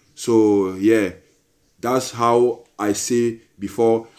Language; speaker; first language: English; non-native, local second language; Basaa